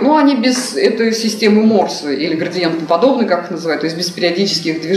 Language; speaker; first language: Russian; native; Russian